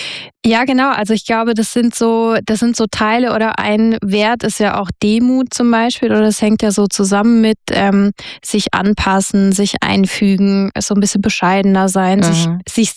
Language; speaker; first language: German; native; German